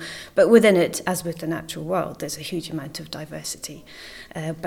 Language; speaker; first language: English; native; English